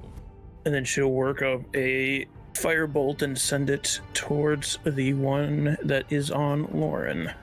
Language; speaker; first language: English; native; English